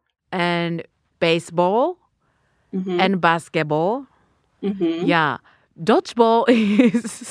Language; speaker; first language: English; non-native, learner; Japanese